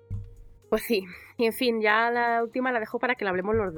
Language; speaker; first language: Spanish; native; Spanish